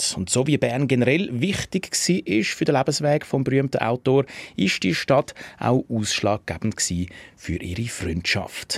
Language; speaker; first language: German; native; German